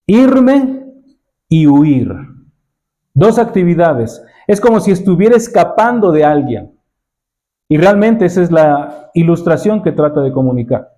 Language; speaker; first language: Spanish; native; Spanish